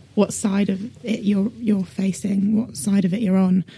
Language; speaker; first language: English; native; English